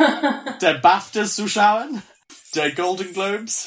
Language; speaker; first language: German; non-native, learner; English